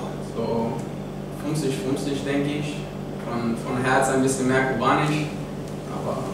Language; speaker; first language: German; non-native, fluent; Spanish